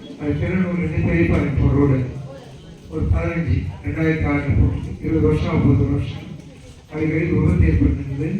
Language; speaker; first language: Tamil; non-native, local second language; Telugu